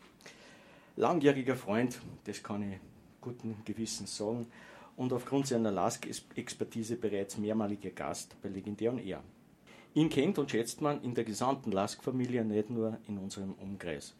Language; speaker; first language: German; native; German